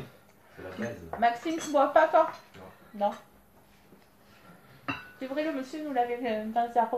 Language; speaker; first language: French; native; French